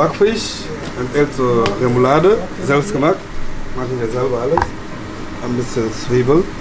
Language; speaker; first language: German; non-native, learner; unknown